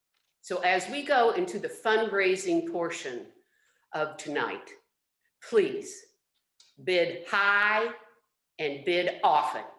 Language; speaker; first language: English; native; English